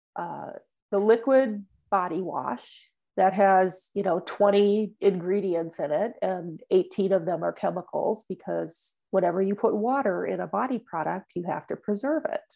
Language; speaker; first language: English; native; English